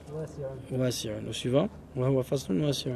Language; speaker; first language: Arabic; non-native, fluent; French